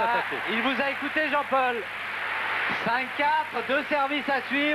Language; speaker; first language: French; native; French